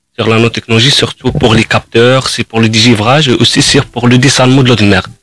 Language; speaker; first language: French; non-native, local second language; Arabic